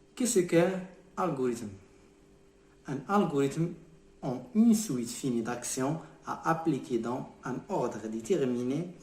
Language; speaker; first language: French; non-native, local second language; Arabic